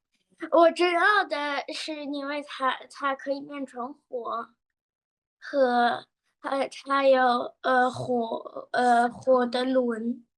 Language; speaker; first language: Chinese; early bilingual, heritage; Chinese